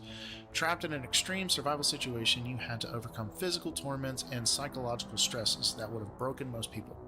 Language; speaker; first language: English; native; English